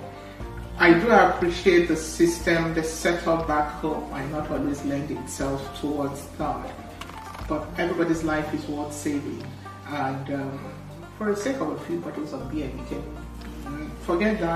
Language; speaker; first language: English; non-native, local second language; Igbo